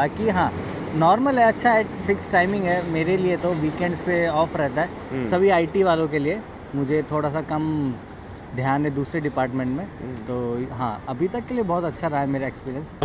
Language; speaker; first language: Hindi; native; Hindi